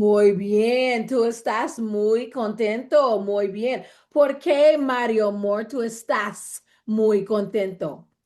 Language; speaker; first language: Spanish; non-native, fluent; English